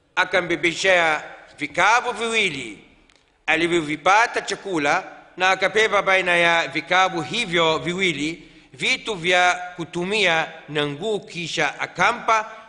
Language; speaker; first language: Swahili; non-native, fluent; Arabic